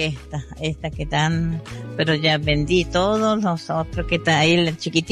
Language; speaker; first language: Spanish; non-native, local second language; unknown